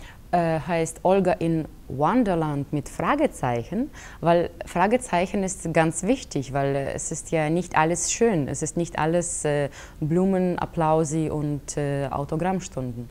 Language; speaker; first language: German; non-native, fluent; Russian